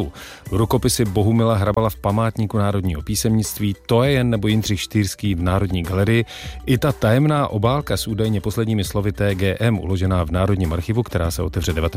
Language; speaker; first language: Czech; native; Czech